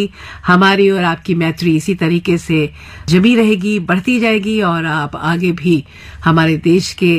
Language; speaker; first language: Hindi; native; Hindi